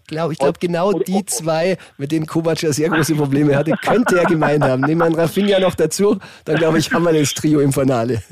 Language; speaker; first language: German; native; German